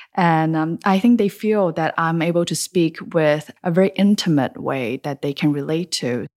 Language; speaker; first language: English; early bilingual, other home language; Chinese